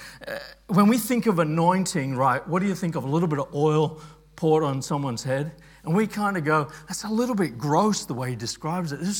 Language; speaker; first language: English; native; English